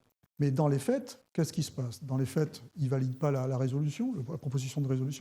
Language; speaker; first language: French; native; French